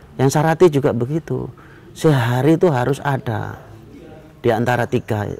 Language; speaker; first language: Indonesian; non-native, local second language; Madurese